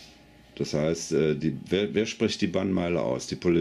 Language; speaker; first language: German; native; German